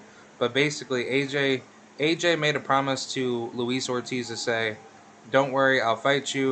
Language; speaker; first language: English; native; English